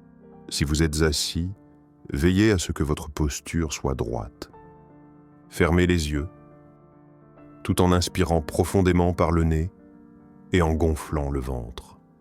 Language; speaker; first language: French; native; French